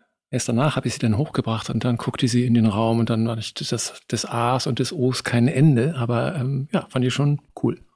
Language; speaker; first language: German; native; German